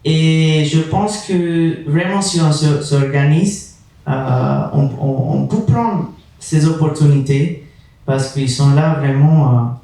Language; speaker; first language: French; non-native, fluent; Spanish